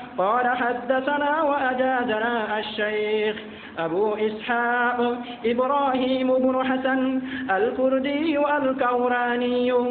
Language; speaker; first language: Arabic; non-native, fluent; Bangla